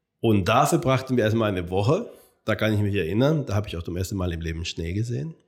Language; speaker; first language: German; non-native, fluent; Spanish